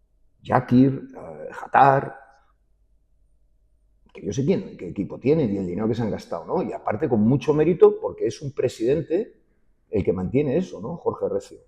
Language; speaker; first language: Spanish; native; Spanish